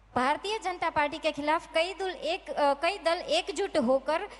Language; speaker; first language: Hindi; native; Hindi